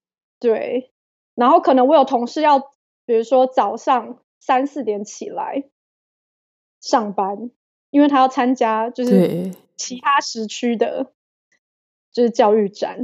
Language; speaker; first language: Chinese; native; Chinese